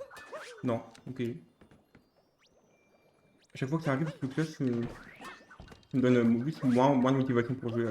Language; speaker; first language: French; native; French